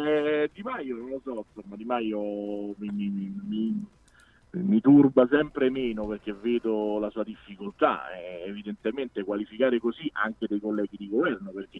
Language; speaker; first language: Italian; native; Italian